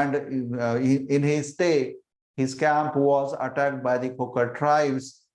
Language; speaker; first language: English; non-native, local second language; Marathi